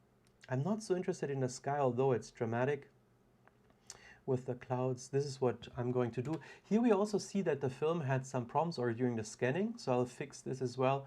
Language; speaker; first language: English; non-native, fluent; German